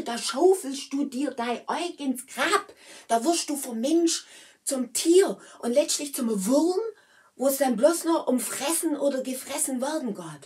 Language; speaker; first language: German; native; German